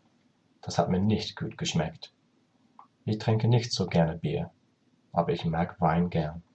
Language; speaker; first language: German; non-native, learner; English